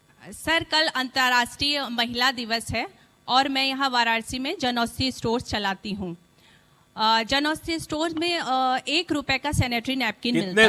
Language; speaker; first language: Hindi; native; Hindi